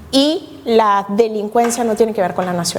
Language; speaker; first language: Spanish; native; Spanish